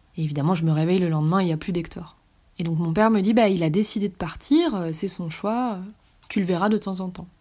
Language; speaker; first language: French; native; French